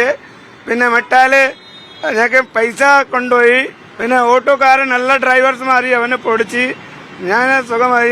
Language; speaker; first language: Malayalam; non-native, learner; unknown